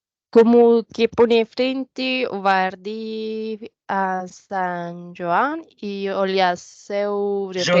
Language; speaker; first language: Portuguese; non-native, learner; Spanish